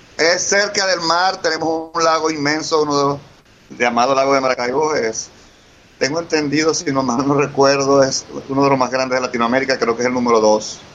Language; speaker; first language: Spanish; native; Spanish